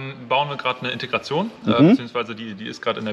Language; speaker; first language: German; native; German